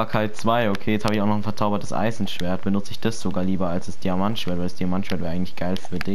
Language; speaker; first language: German; native; German